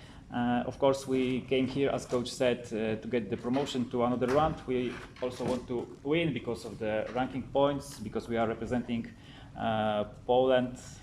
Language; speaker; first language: English; non-native, fluent; Polish